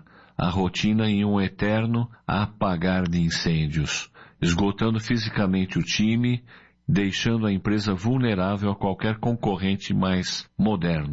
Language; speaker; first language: Portuguese; native; Portuguese